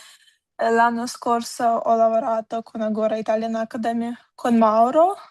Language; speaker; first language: Italian; non-native, learner; Ukrainian